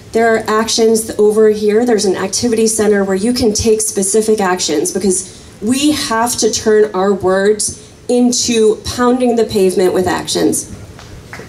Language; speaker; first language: English; native; English